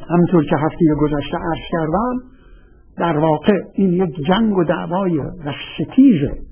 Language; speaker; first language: Persian; native; Persian